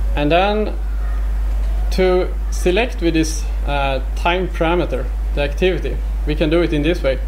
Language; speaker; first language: English; non-native, fluent; Swedish